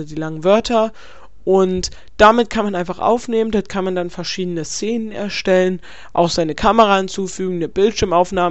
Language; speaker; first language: German; native; German